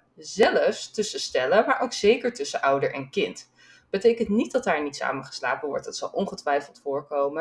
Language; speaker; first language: Dutch; native; Dutch